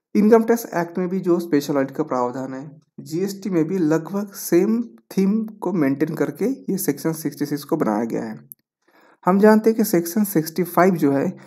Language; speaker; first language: Hindi; non-native, local second language; Bangla